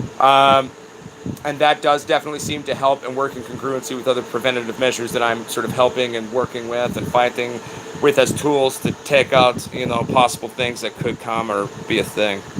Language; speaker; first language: English; native; English